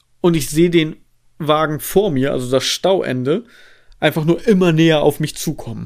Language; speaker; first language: German; native; German